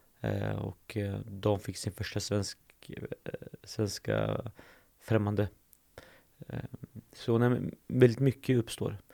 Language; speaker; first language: Swedish; early bilingual, other home language; Assyrian Neo-Aramaic